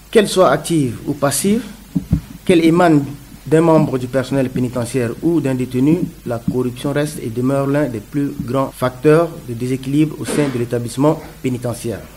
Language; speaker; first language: French; non-native, local second language; Sango